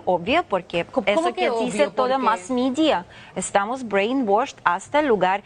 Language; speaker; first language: Spanish; non-native, fluent; Ukrainian